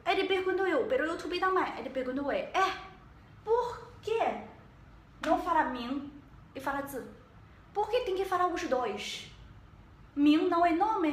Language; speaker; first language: Portuguese; non-native, learner; Chinese